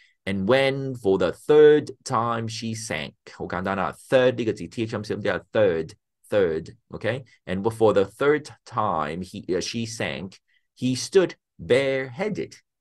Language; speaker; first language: English; non-native, local second language; Cantonese